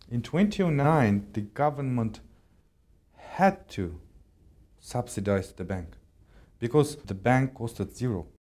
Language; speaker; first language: English; non-native, fluent; Kazakh